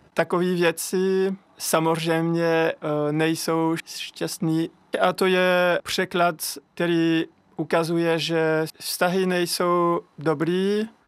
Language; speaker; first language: Czech; non-native, fluent; French